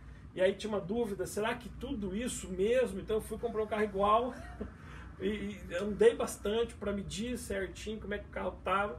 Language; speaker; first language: Portuguese; native; Portuguese